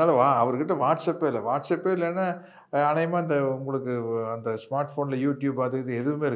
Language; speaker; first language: Tamil; native; Tamil